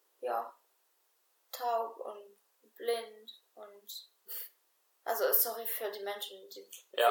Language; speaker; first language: German; non-native, fluent; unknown